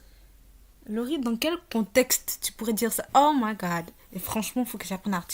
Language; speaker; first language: French; early bilingual, other home language; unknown